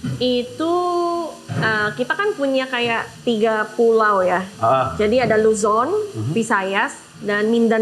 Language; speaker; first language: Indonesian; non-native, learner; Filipino